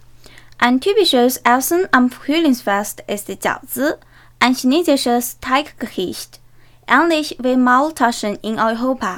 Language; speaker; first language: German; non-native, learner; Chinese